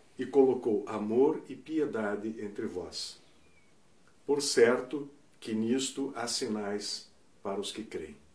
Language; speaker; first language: Portuguese; native; Portuguese